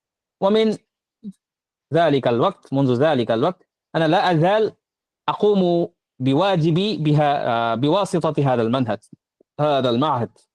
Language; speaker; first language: Arabic; non-native, fluent; Bangla